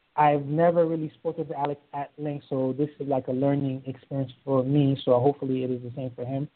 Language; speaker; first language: English; early bilingual, other home language; Haitian Creole